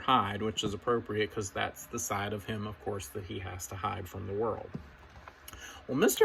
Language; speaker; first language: English; native; English